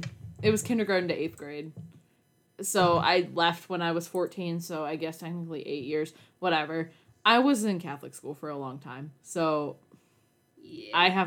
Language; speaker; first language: English; native; English